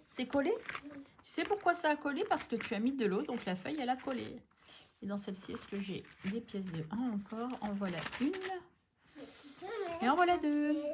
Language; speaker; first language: French; native; French